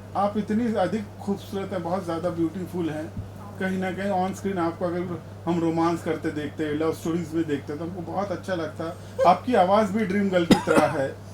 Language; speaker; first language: Hindi; native; Hindi